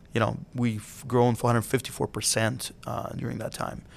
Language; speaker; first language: English; non-native, fluent; Russian